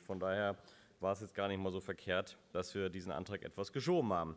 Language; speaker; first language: German; native; German